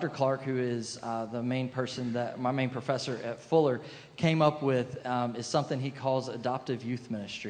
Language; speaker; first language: English; native; English